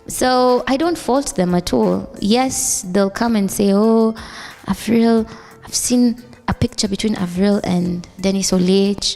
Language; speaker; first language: English; non-native, local second language; Swahili